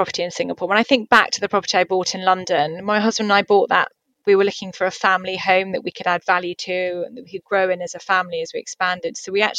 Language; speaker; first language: English; native; English